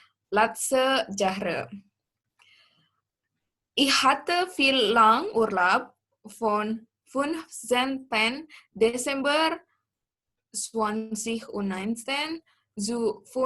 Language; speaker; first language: German; non-native, learner; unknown